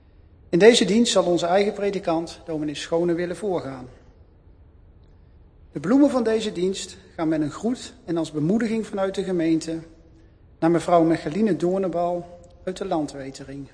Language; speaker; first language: Dutch; native; Dutch